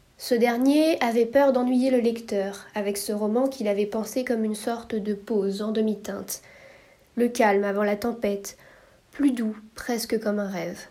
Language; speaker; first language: French; native; French